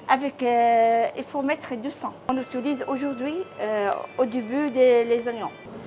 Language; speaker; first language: French; non-native, learner; Arabic